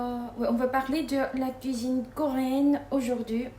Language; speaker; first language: French; non-native, fluent; Korean